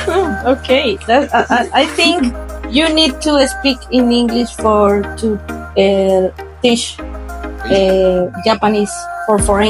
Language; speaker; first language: English; non-native, learner; Spanish